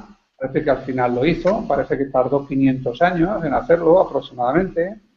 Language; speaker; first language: Spanish; native; Spanish